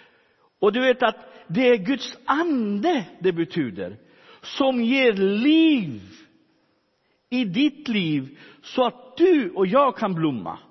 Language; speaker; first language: Swedish; non-native, fluent; Romany